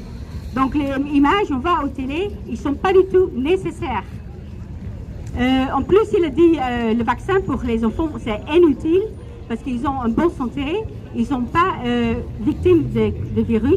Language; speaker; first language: French; non-native, learner; Dutch